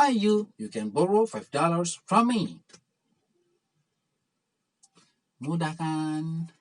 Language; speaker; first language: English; non-native, fluent; Indonesian